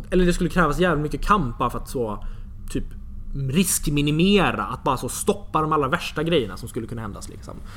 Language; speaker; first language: Swedish; native; Swedish